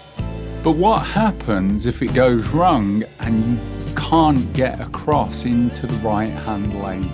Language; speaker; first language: English; native; English